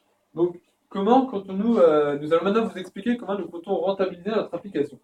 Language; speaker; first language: French; native; French